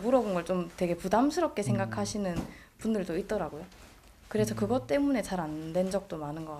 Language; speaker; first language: Korean; native; Korean